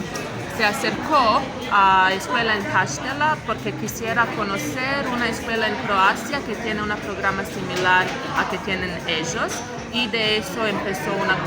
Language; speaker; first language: Spanish; non-native, fluent; Croatian